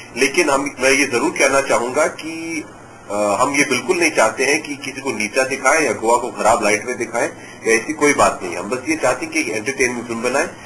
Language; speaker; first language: Hindi; native; Hindi